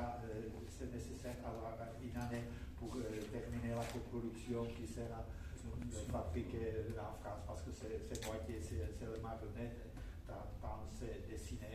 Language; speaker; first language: French; non-native, fluent; Czech